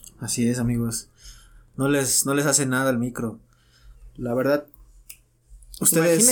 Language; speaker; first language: Spanish; native; Spanish